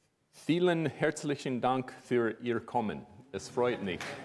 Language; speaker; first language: German; non-native, learner; English